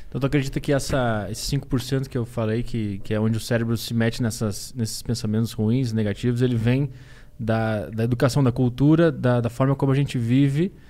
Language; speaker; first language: Portuguese; native; Portuguese